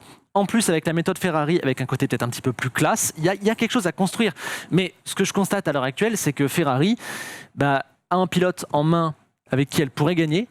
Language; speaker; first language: French; native; French